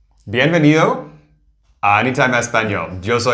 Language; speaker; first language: Spanish; non-native, fluent; English